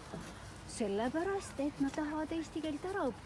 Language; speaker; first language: Estonian; non-native, local second language; Russian